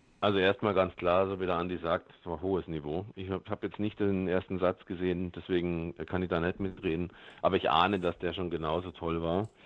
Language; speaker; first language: German; native; German